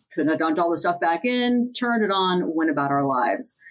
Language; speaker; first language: English; native; English